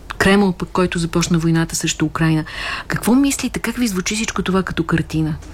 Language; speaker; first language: Bulgarian; native; Bulgarian